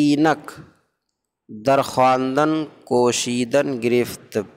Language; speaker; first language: Persian; non-native, fluent; Urdu